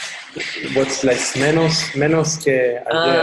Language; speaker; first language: Spanish; non-native, learner; English